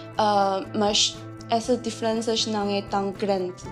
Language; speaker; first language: Portuguese; non-native, learner; Chinese